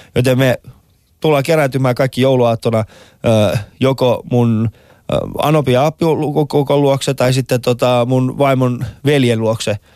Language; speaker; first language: Finnish; non-native, fluent; Persian